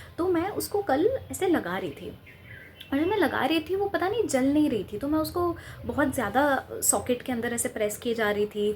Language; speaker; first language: Hindi; non-native, local second language; Bangla